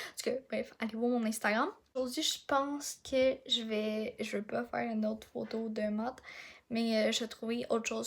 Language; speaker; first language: French; native; French